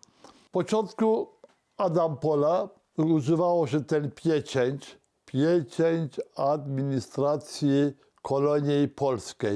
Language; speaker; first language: Polish; early bilingual, heritage; Polish